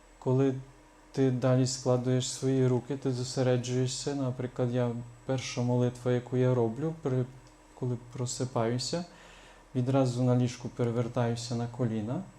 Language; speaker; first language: Ukrainian; native; Ukrainian